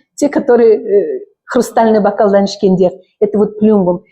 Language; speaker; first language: Russian; non-native, local second language; Kazakh